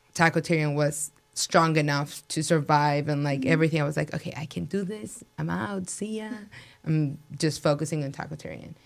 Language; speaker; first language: English; non-native, fluent; Spanish